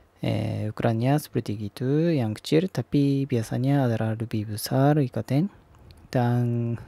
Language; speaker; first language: Indonesian; non-native, learner; Japanese